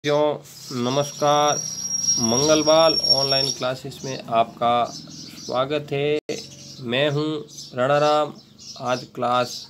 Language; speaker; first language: Hindi; native; Hindi